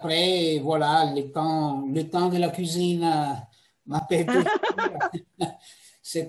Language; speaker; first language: French; non-native, fluent; Italian